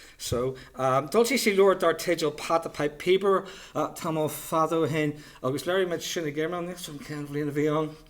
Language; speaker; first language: Irish; native; Irish